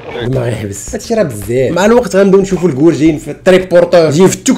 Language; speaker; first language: Arabic; native; Arabic